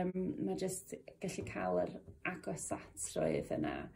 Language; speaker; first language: Welsh; native; Welsh